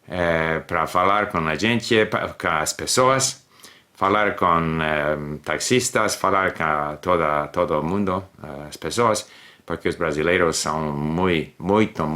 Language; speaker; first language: Portuguese; non-native, learner; English